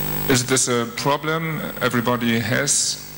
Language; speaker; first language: English; non-native, learner; German